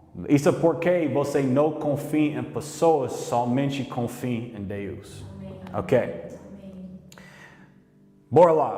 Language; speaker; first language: Portuguese; non-native, learner; English